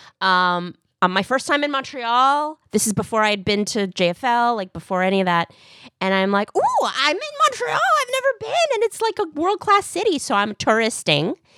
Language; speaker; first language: English; early bilingual, other home language; Korean